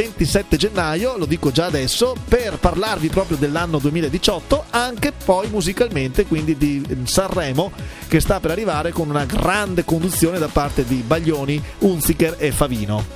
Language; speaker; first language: Italian; native; Italian